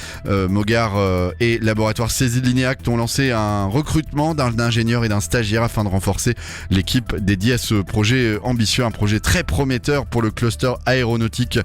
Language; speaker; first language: French; native; French